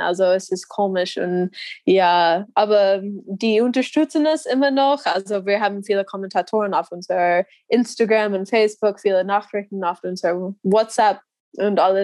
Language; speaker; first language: German; non-native, learner; English